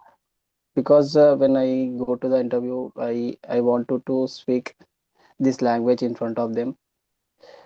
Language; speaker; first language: English; non-native, learner; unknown